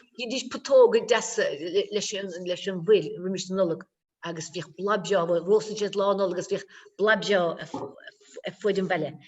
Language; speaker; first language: Irish; native; Irish